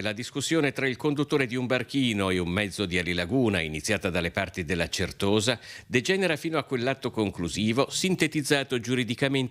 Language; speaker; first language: Italian; native; Italian